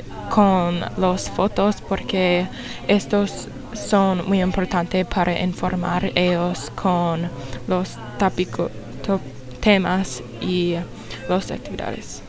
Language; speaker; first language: Spanish; non-native, learner; English